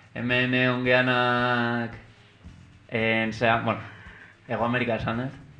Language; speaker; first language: Basque; native; Basque